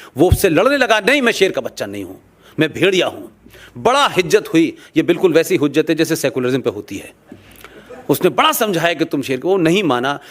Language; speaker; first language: Hindi; native; Hindi